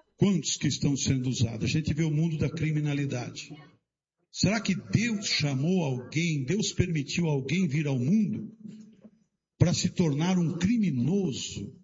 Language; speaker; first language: Portuguese; native; Portuguese